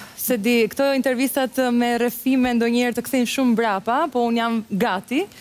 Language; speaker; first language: Albanian; early bilingual, heritage; Albanian